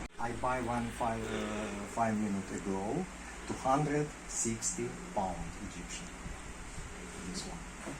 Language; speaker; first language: English; non-native, learner; Ukrainian